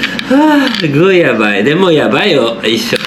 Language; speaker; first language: Japanese; non-native, learner; Portuguese